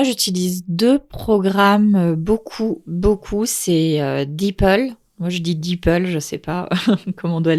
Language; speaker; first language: French; native; French